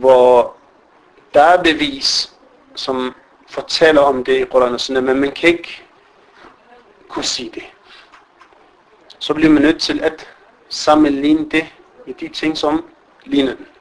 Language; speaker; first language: Danish; non-native, fluent; Arabic